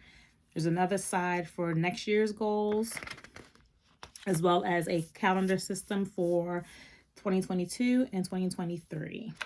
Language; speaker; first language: English; native; English